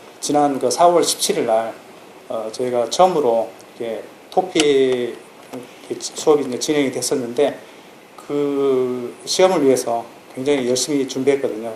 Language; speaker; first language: Korean; native; Korean